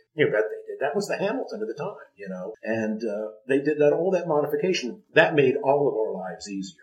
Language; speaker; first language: English; native; English